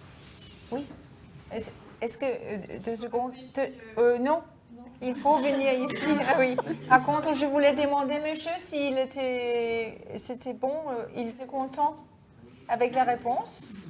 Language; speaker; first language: French; non-native, fluent; Danish